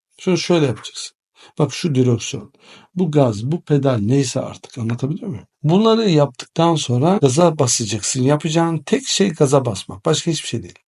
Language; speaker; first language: Turkish; native; Turkish